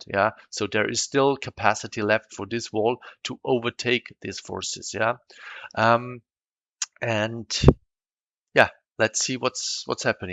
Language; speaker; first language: English; non-native, fluent; German